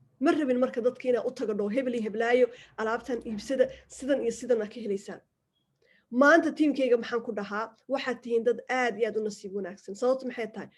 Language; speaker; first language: Somali; early bilingual, heritage; Somali